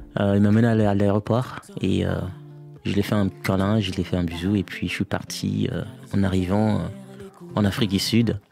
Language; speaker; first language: French; non-native, fluent; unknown